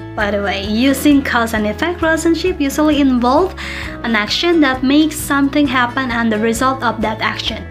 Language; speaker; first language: English; non-native, fluent; Indonesian